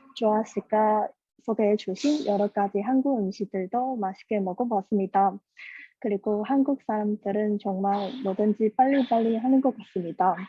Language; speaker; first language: Korean; non-native, fluent; Chinese